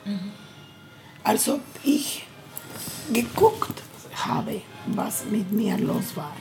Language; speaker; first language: German; non-native, learner; Spanish